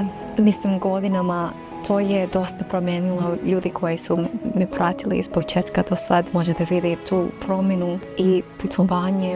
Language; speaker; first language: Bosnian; non-native, fluent; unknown